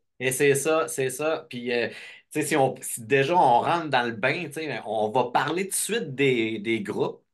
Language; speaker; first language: French; native; French